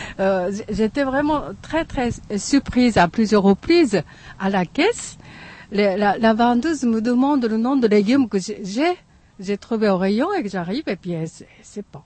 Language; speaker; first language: French; non-native, fluent; Japanese